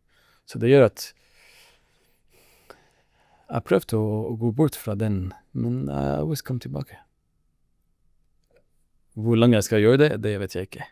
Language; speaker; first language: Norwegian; non-native, learner; Arabic